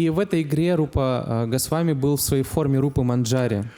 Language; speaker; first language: Russian; native; Russian